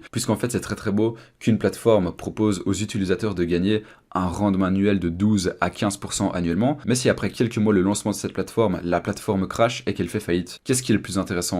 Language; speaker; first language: French; native; French